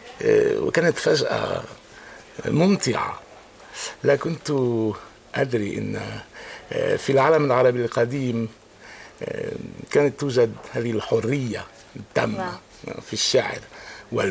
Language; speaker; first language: Arabic; non-native, fluent; French